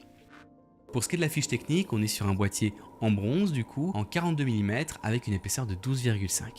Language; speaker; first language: French; native; French